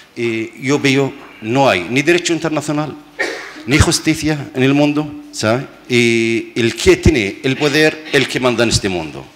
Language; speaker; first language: Spanish; non-native, fluent; Arabic